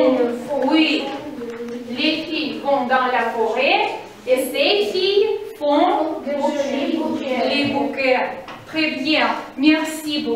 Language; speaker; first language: French; non-native, fluent; Russian